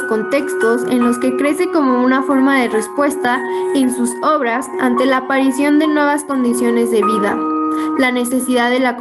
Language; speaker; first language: Spanish; native; Spanish